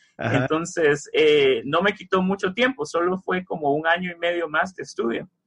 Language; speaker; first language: Spanish; native; Spanish